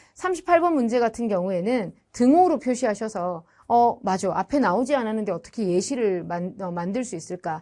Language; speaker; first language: Korean; native; Korean